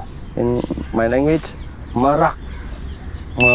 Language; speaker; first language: English; non-native, fluent; Indonesian